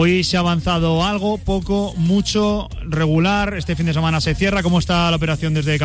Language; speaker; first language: Spanish; native; Spanish